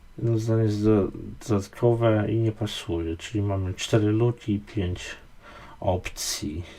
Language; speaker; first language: Polish; native; Polish